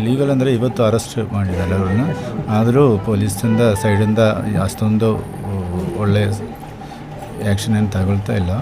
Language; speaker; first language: Kannada; non-native, local second language; Malayalam